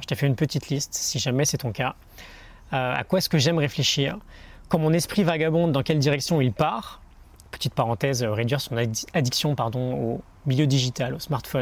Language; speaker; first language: French; native; French